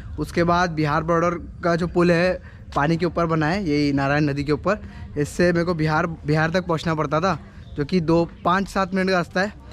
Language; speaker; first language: Hindi; native; Hindi